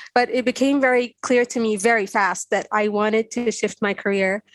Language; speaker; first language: English; non-native, fluent; Arabic